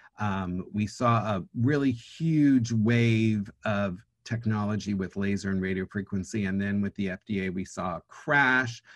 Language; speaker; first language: English; native; English